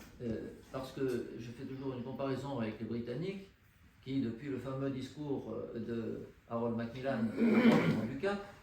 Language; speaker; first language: French; native; French